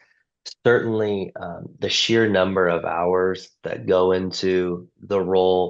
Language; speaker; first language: English; native; English